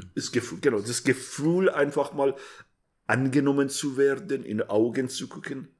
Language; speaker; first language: German; non-native, fluent; Persian